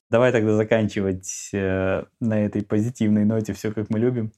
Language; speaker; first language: Russian; native; Russian